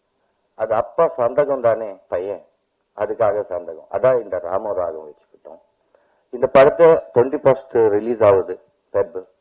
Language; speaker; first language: Tamil; non-native, learner; Telugu